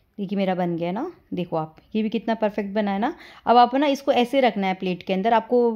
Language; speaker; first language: Hindi; native; Hindi